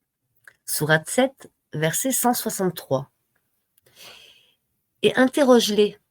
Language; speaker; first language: French; native; French